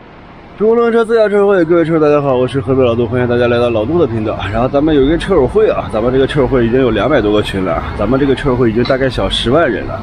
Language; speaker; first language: Chinese; native; Chinese